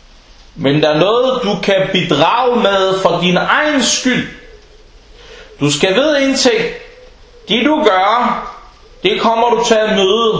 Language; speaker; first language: Danish; non-native, local second language; Arabic